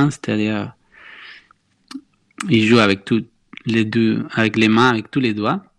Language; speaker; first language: French; non-native, fluent; Spanish